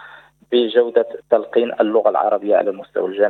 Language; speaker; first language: Arabic; native; Arabic